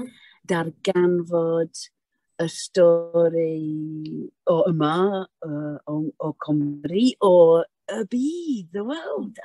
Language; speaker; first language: Welsh; non-native, learner; English